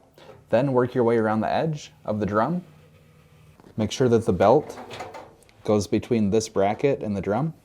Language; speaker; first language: English; native; English